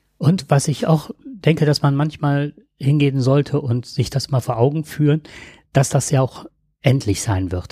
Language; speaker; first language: German; native; German